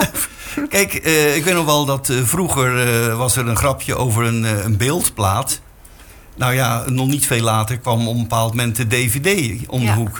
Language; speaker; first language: Dutch; native; Dutch